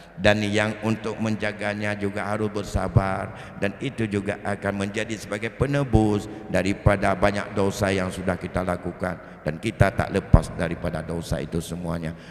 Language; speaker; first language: Malay; non-native, local second language; Achinese